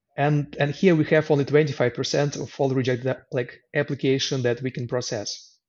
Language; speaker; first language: English; non-native, fluent; Ukrainian